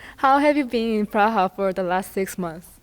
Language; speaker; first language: English; non-native, fluent; Korean